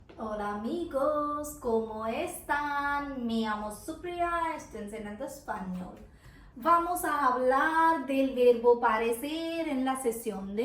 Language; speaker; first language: Spanish; non-native, fluent; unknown